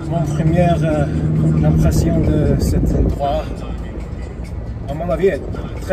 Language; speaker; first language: French; non-native, learner; English